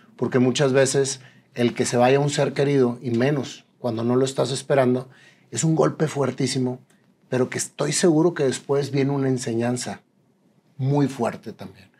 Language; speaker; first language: Spanish; native; Spanish